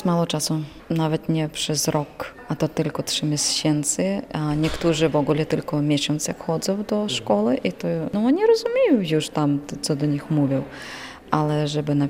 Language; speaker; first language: Polish; non-native, fluent; Ukrainian